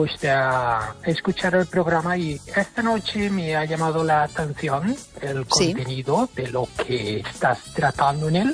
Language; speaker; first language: Spanish; non-native, fluent; English